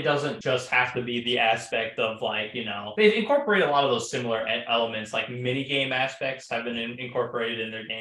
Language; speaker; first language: English; native; English